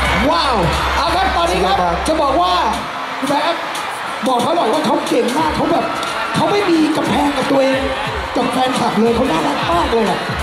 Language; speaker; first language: Thai; native; Thai